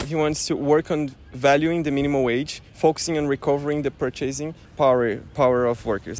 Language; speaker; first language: English; non-native, fluent; Portuguese